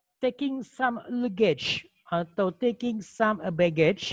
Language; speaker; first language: English; non-native, fluent; Indonesian